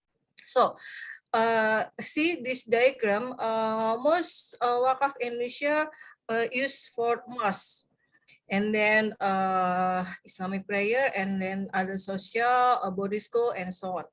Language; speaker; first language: English; non-native, fluent; Indonesian